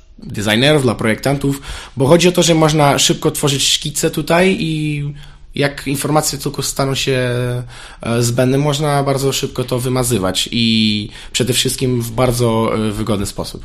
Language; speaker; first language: Polish; non-native, fluent; Portuguese